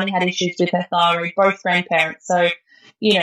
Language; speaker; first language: English; native; English